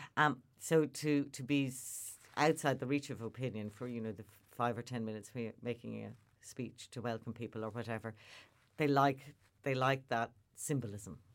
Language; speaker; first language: English; native; English